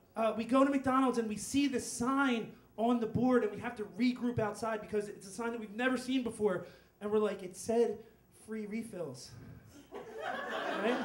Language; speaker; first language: English; native; English